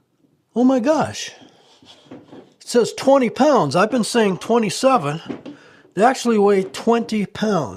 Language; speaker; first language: English; native; English